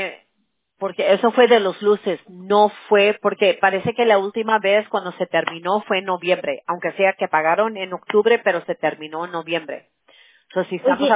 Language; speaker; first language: Spanish; early bilingual, heritage; Spanish